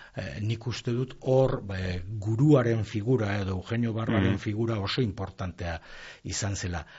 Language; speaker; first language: Basque; native; Basque